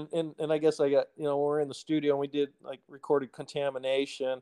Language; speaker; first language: English; native; English